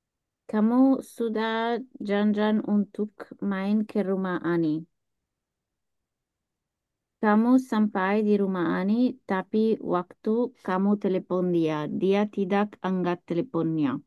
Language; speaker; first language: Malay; non-native, learner; German